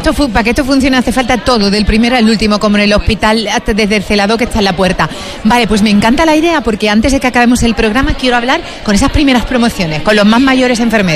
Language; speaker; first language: Spanish; native; Spanish